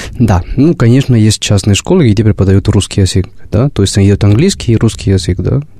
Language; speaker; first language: Russian; non-native, fluent; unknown